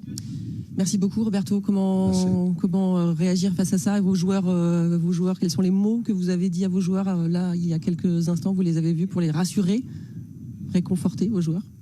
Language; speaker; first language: French; native; French